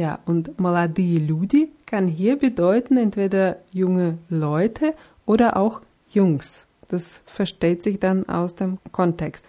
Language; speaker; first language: German; non-native, fluent; Russian